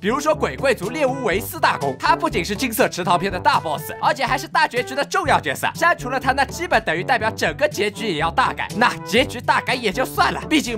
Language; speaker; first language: Chinese; native; Chinese